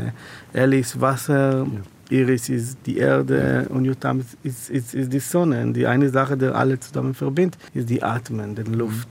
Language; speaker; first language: German; non-native, fluent; Hebrew